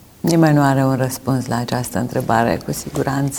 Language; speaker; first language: Romanian; native; Romanian